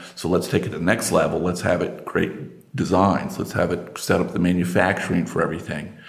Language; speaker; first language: English; native; English